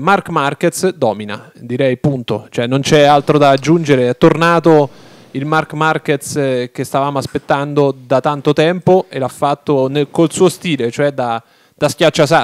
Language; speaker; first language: Italian; native; Italian